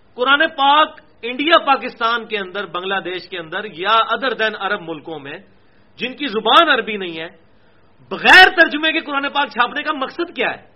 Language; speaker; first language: Urdu; non-native, local second language; Punjabi